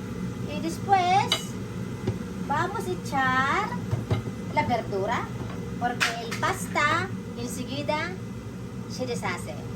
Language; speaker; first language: Spanish; non-native, learner; Filipino